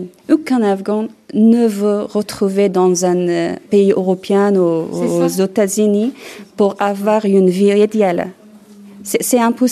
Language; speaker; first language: French; non-native, learner; Persian